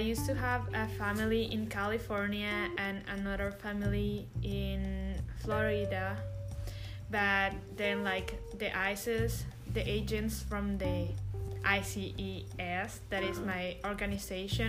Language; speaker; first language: English; non-native, fluent; Spanish